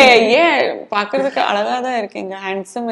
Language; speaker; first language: Tamil; non-native, local second language; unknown